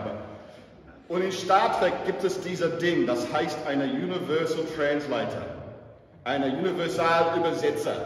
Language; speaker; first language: German; non-native, fluent; English